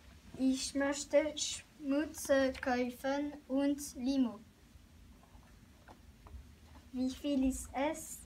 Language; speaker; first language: German; non-native, learner; French